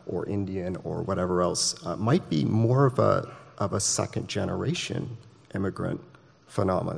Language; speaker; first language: English; native; English